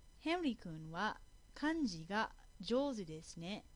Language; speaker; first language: Japanese; non-native, fluent; English